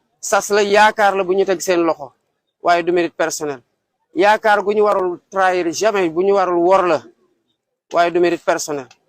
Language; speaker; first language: Wolof; non-native, local second language; Serer